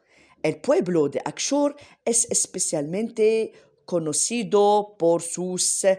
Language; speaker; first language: Spanish; non-native, learner; Arabic